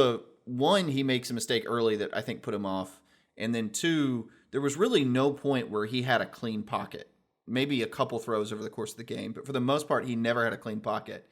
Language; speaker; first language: English; native; English